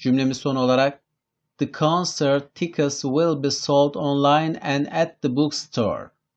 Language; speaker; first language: English; non-native, fluent; Turkish